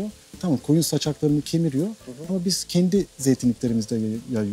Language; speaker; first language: Turkish; native; Turkish